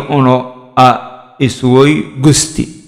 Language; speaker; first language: Italian; non-native, fluent; Somali